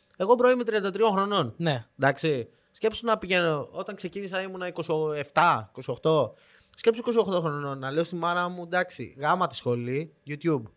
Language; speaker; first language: Greek; native; Greek